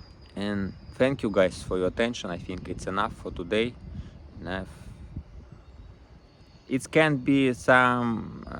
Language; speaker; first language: English; non-native, learner; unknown